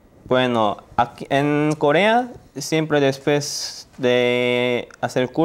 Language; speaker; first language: Spanish; non-native, learner; Korean